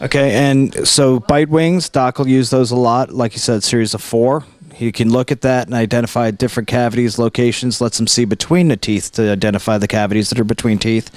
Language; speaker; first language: English; native; English